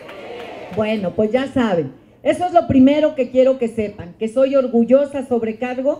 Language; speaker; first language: Spanish; native; Spanish